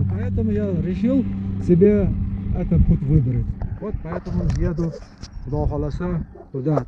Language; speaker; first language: Russian; non-native, fluent; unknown